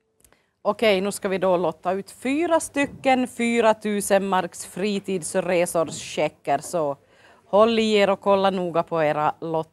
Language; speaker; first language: Swedish; native; Swedish